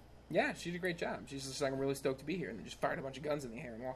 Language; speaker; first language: English; native; English